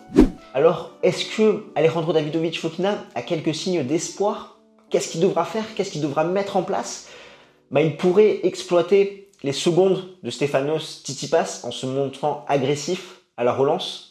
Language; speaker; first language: French; native; French